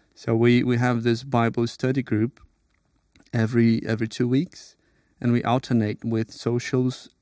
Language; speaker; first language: English; non-native, fluent; Portuguese